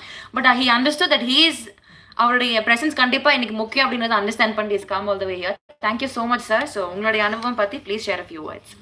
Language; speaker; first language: Tamil; native; Tamil